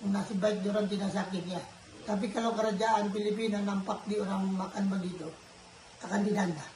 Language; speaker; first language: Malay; non-native, local second language; Filipino